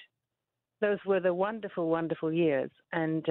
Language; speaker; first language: English; native; English